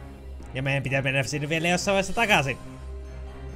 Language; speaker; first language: Finnish; native; Finnish